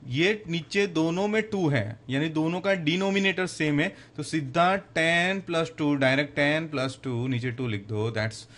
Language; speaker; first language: Hindi; non-native, local second language; Gujarati